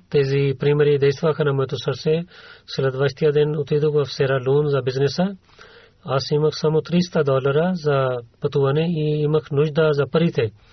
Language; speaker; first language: Bulgarian; non-native, learner; Urdu